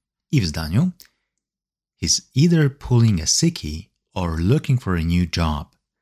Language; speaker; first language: English; non-native, fluent; Polish